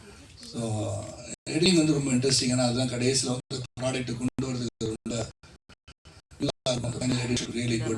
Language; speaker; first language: Tamil; native; Tamil